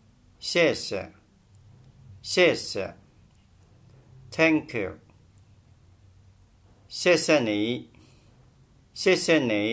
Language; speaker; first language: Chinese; non-native, fluent; Vietnamese